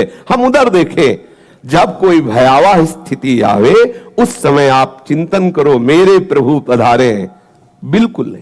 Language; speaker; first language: Hindi; native; Hindi